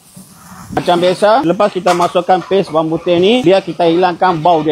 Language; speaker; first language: Malay; native; Malay